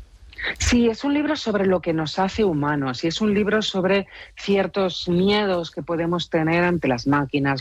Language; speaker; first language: Spanish; native; Spanish